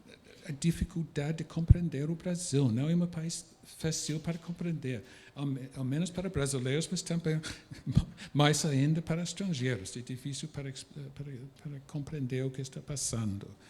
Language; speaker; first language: Portuguese; non-native, fluent; English